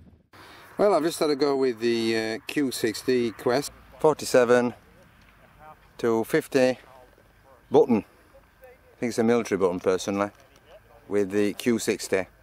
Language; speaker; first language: English; native; English